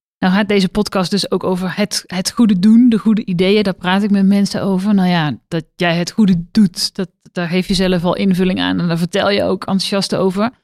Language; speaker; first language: Dutch; native; Dutch